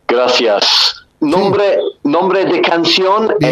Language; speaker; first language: Spanish; non-native, learner; English